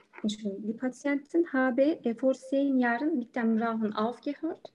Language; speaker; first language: German; non-native, learner; Turkish